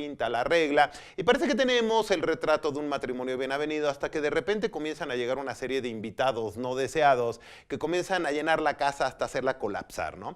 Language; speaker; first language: Spanish; native; Spanish